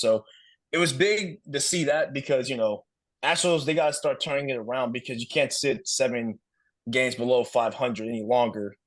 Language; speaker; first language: English; native; English